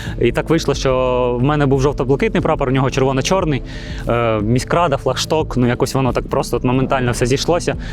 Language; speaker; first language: Ukrainian; non-native, local second language; Russian